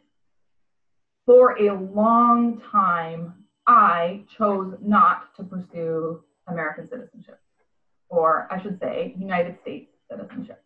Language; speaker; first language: English; native; English